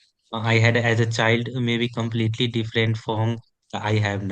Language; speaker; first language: English; non-native, learner; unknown